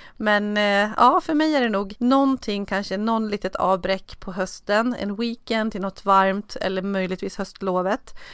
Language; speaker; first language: Swedish; native; Swedish